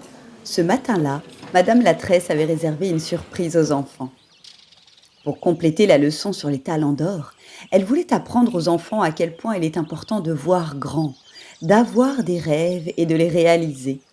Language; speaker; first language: French; native; French